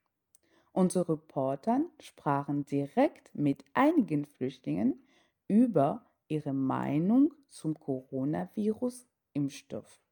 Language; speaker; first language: German; non-native, fluent; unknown